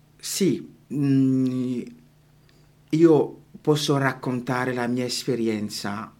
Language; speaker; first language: Italian; non-native, fluent; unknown